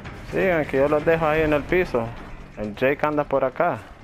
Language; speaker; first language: Spanish; native; Spanish